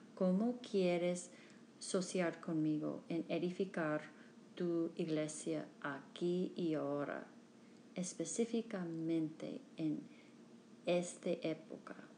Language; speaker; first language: Spanish; non-native, learner; English